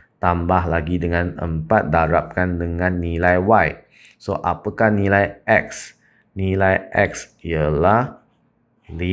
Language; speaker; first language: Malay; non-native, local second language; Chinese